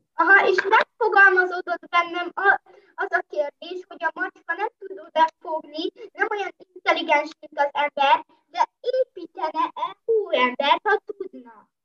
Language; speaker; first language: Hungarian; early bilingual, heritage; Hungarian